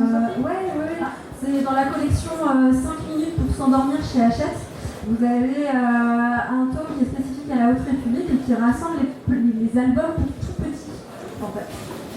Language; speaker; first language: French; native; French